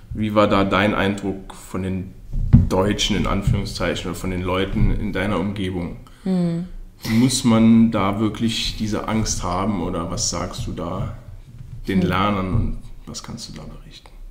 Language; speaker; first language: German; native; German